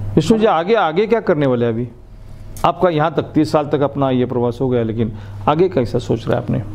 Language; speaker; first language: Hindi; non-native, local second language; Marathi